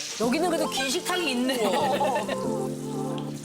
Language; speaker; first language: Korean; native; Korean